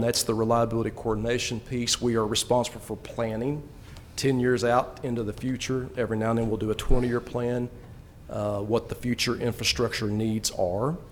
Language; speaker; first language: English; native; English